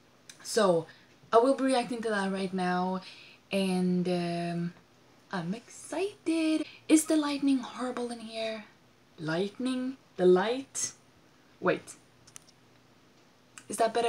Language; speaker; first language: English; non-native, fluent; Swedish